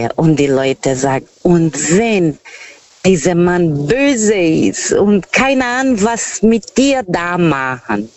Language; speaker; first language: German; non-native, learner; Portuguese